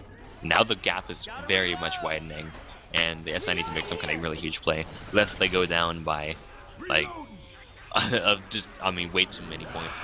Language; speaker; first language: English; native; English